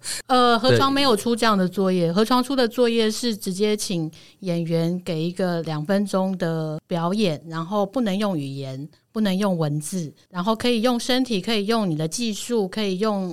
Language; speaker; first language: Chinese; native; Chinese